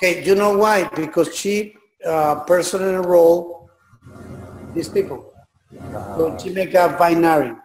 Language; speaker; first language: English; non-native, learner; Spanish